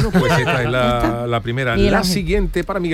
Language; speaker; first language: Spanish; native; Spanish